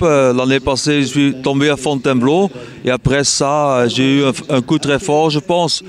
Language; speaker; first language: French; non-native, local second language; Dutch